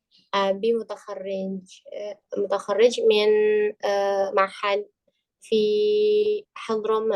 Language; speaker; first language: Arabic; non-native, learner; Indonesian